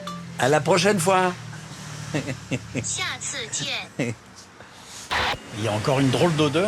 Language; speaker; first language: French; native; French